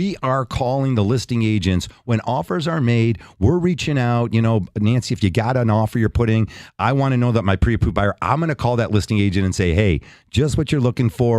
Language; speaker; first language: English; native; English